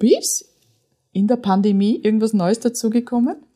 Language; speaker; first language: German; native; German